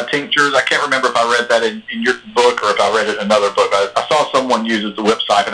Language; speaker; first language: English; native; English